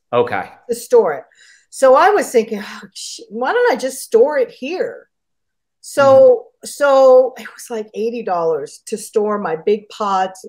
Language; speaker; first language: English; native; English